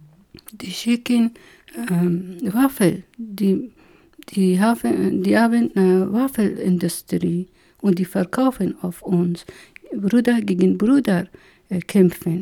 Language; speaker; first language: German; non-native, learner; Persian